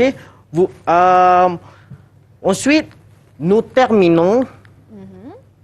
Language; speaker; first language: French; non-native, fluent; Malay